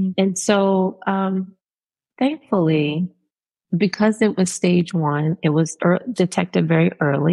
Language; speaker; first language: English; native; English